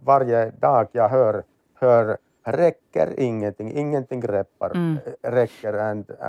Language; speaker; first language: Swedish; non-native, learner; Finnish